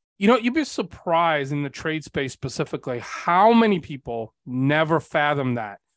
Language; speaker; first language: English; early bilingual, other home language; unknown